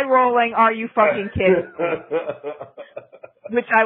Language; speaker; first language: English; native; English